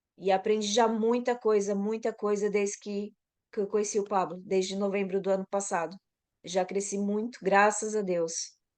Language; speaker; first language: Portuguese; native; Portuguese